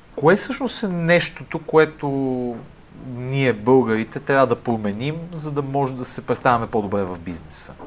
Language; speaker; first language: Bulgarian; native; Bulgarian